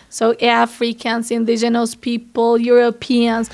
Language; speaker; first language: English; non-native, fluent; Spanish